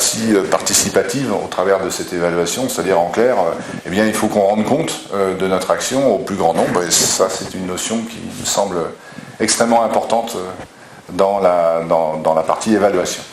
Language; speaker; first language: French; native; French